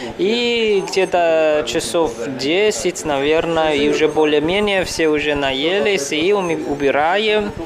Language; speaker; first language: Russian; non-native, learner; Chinese